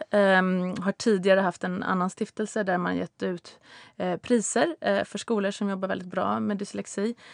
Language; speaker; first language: Swedish; native; Swedish